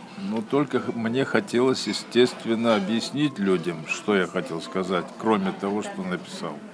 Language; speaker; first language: Russian; native; Russian